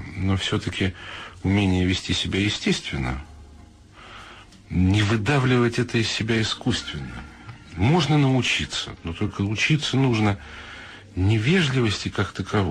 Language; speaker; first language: Russian; native; Russian